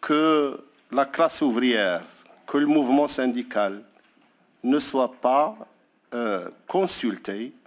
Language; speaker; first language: French; non-native, local second language; Arabic